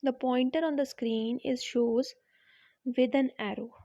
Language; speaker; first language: English; non-native, local second language; Punjabi